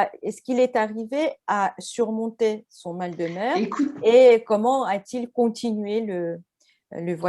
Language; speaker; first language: French; non-native, fluent; Russian